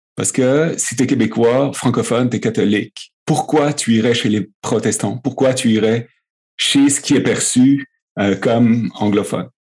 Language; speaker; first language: French; native; French